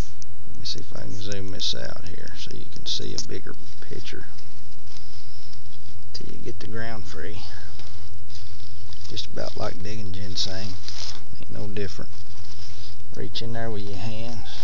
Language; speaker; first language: English; native; English